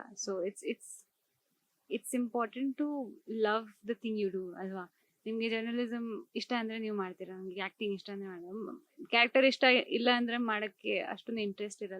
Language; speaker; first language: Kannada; non-native, local second language; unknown